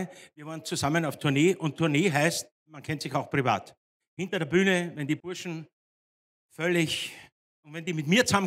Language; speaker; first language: German; native; German